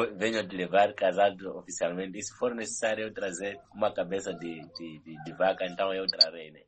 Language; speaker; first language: Portuguese; non-native, local second language; Nyanja